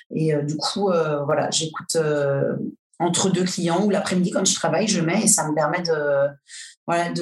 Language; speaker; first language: French; native; French